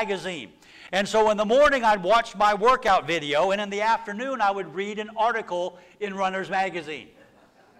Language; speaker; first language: English; native; English